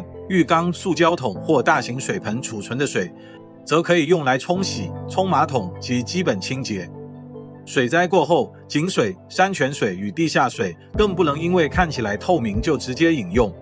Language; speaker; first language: Chinese; native; Chinese